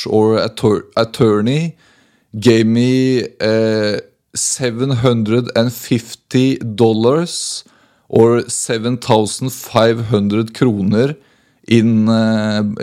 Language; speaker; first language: English; non-native, fluent; Norwegian